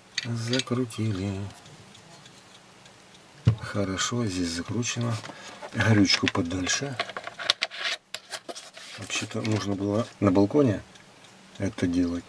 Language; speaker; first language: Russian; native; Russian